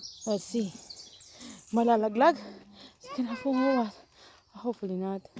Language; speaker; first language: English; non-native, local second language; Filipino